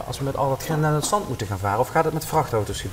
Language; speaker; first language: Dutch; native; Dutch